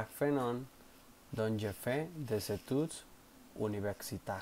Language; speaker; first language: French; non-native, learner; Spanish